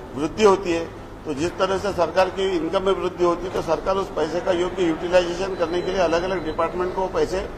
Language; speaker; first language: Hindi; non-native, local second language; Marathi